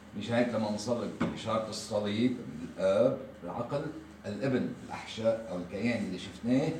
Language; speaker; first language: Arabic; native; Arabic